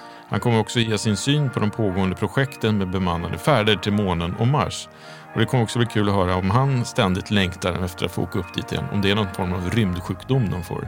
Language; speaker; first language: Swedish; native; Swedish